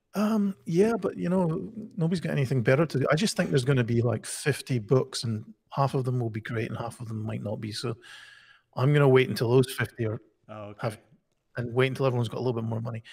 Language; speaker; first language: English; native; English